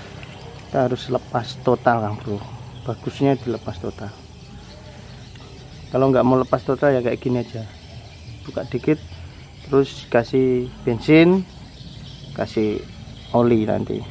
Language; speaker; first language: Indonesian; native; Indonesian